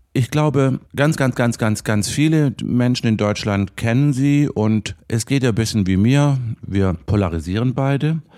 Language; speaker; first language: German; native; German